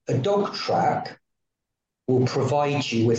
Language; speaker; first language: English; native; English